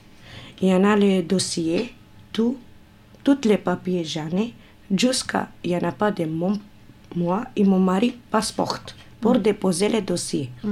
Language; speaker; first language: French; non-native, learner; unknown